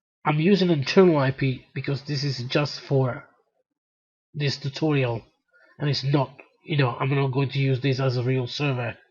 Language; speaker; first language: English; non-native, fluent; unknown